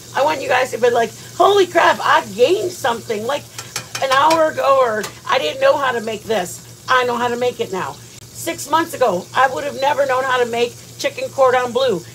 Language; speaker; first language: English; native; English